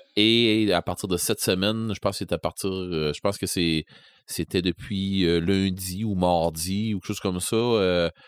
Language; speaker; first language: French; native; French